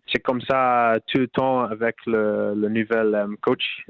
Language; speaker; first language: French; non-native, learner; English